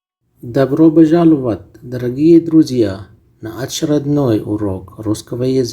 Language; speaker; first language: Russian; non-native, fluent; Arabic